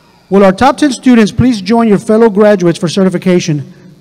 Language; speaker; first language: English; native; English